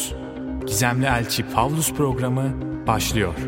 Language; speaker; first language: Turkish; native; Turkish